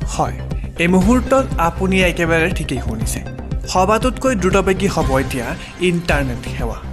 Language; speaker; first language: Assamese; non-native, local second language; Bangla